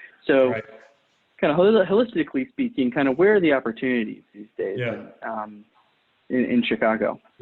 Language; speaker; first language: English; native; English